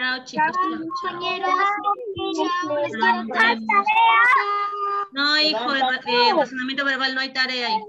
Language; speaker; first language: Spanish; native; Spanish